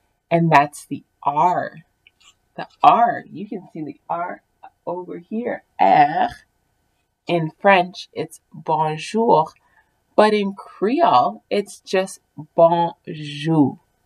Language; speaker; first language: English; early bilingual, other home language; French